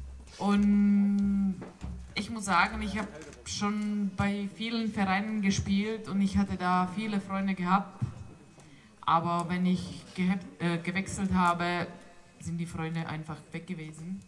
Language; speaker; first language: German; non-native, fluent; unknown